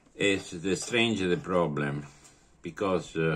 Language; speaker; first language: English; non-native, learner; Italian